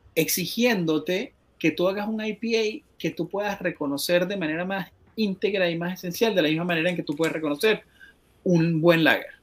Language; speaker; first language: Spanish; native; Spanish